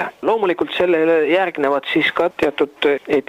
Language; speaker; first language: Estonian; native; Estonian